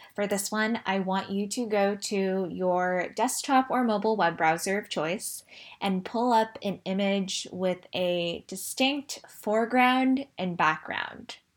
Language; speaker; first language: English; early bilingual, other home language; Chinese